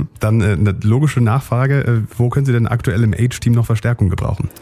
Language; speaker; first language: German; native; German